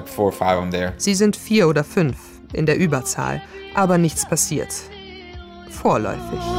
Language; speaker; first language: German; native; German